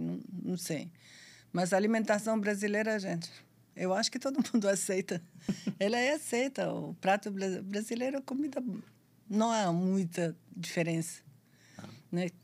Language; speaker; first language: Portuguese; non-native, fluent; Arabic